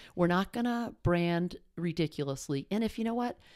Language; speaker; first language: English; native; English